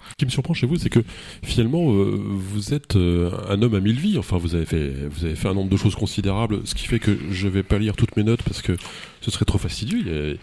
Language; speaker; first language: French; native; French